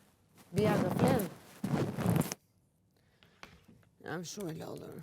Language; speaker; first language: Albanian; native; Albanian